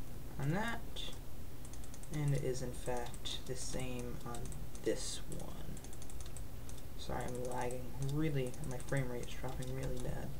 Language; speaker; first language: English; native; English